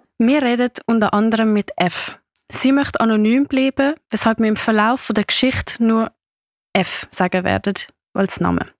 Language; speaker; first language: German; native; German